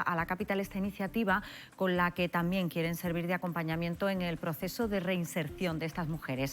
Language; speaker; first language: Spanish; native; Spanish